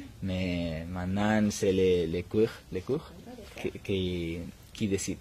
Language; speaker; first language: French; non-native, learner; Spanish